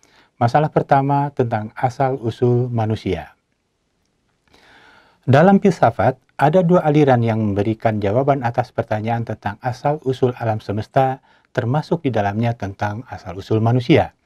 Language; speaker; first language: Indonesian; native; Indonesian